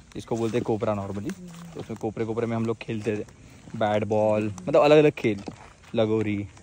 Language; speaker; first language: Hindi; non-native, local second language; Marathi